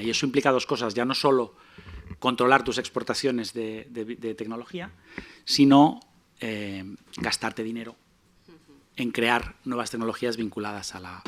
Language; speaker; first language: Spanish; native; Spanish